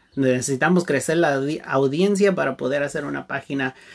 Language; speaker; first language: Spanish; early bilingual, heritage; Spanish